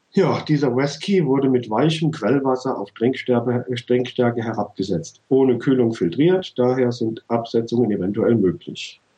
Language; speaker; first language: German; native; German